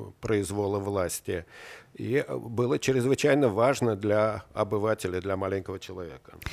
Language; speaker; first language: Russian; native; Russian